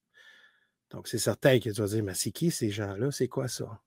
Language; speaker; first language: French; native; French